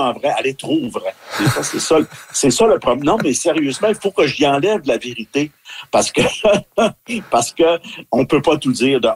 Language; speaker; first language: French; native; French